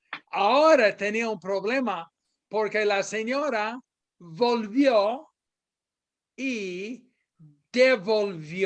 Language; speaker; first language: Spanish; non-native, fluent; English